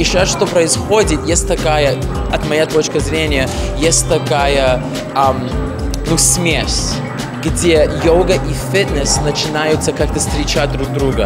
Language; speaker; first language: Russian; non-native, learner; English